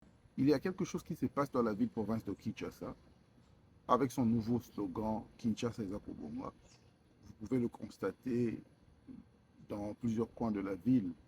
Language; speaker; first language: French; non-native, local second language; Lingala